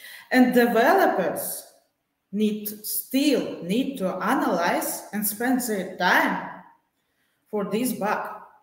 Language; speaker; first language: English; non-native, fluent; Russian